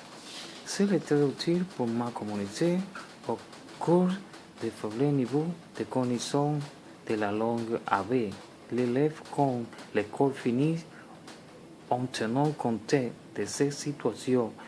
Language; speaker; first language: French; non-native, learner; Spanish